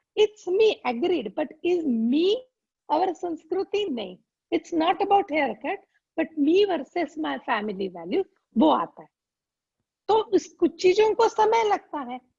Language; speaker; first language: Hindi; non-native, local second language; Gujarati